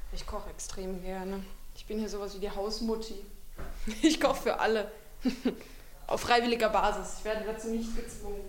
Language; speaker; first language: German; native; German